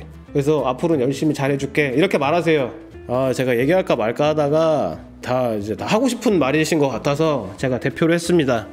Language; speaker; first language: Korean; native; Korean